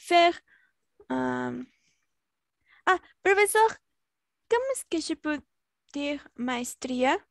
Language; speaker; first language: French; non-native, learner; Spanish